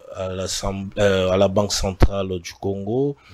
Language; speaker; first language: French; non-native, local second language; Swahili